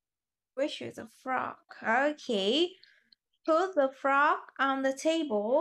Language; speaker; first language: English; non-native, fluent; Vietnamese